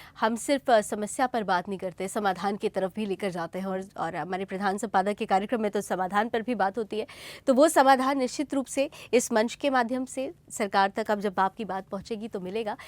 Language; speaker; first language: Hindi; native; Hindi